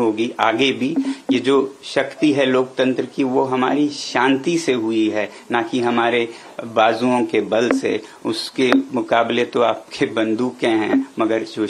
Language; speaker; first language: Hindi; native; Hindi